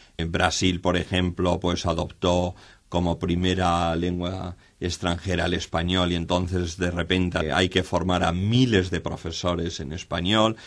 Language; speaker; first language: Spanish; native; Spanish